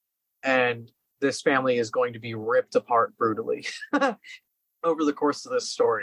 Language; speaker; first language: English; native; English